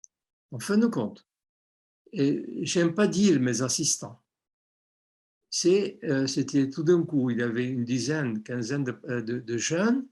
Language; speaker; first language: French; non-native, fluent; Armenian